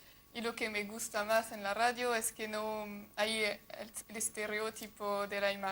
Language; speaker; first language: Spanish; non-native, fluent; French